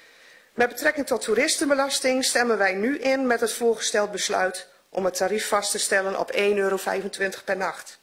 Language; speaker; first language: Dutch; native; Dutch